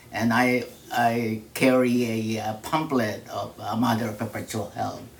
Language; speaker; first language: English; non-native, local second language; Filipino